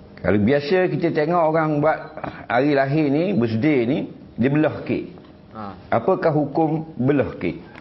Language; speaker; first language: Malay; native; Malay